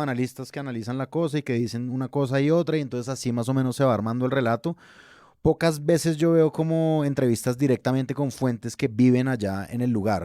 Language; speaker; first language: Spanish; native; Spanish